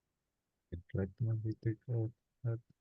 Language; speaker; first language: English; non-native, learner; Spanish